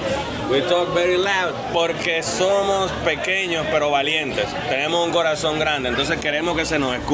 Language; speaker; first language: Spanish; native; Spanish